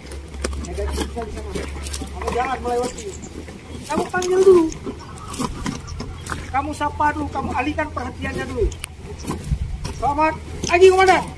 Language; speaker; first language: Indonesian; native; Indonesian